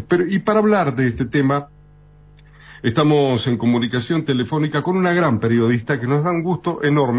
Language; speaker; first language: Spanish; native; Spanish